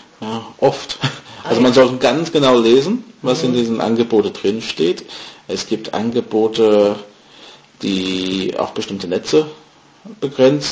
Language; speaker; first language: German; non-native, fluent; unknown